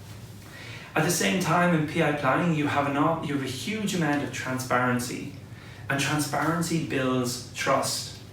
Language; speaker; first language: English; native; English